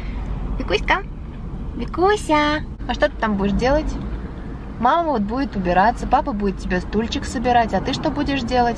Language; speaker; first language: Russian; native; Russian